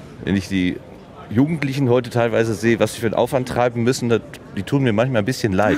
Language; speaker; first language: German; native; German